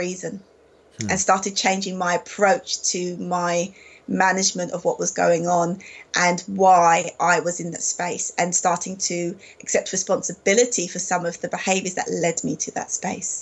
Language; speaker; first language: English; native; English